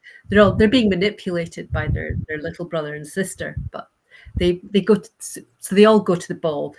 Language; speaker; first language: English; native; English